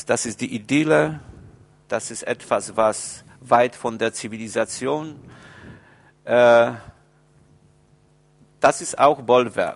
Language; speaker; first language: German; non-native, fluent; Polish